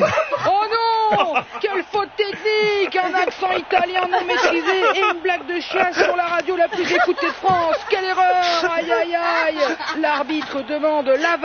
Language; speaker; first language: French; native; French